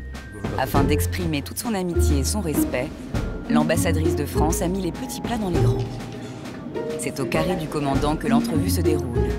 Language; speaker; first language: French; native; French